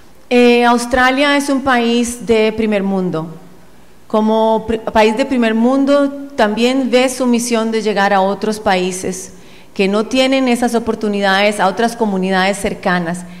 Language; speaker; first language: Spanish; native; Spanish